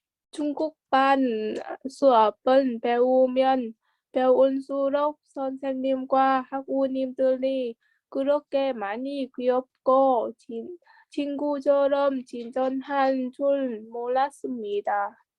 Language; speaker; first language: Korean; non-native, learner; Vietnamese